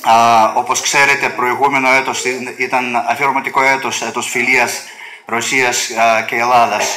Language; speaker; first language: Greek; non-native, learner; Russian